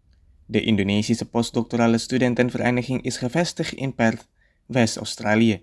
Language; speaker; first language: Dutch; non-native, fluent; Indonesian